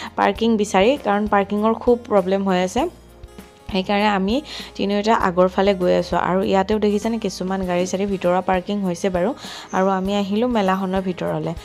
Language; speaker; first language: Assamese; non-native, local second language; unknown